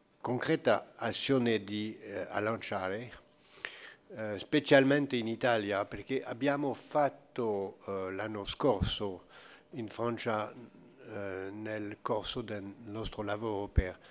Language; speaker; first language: Italian; non-native, fluent; French